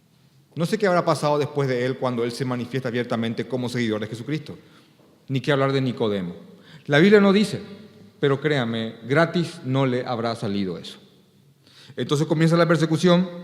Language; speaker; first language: Spanish; native; Spanish